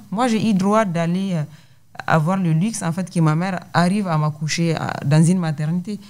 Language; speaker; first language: French; non-native, local second language; Hausa